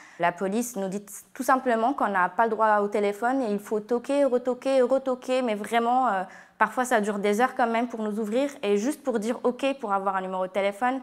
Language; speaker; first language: French; non-native, local second language; Arabic